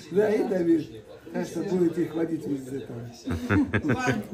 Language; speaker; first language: Russian; native; Russian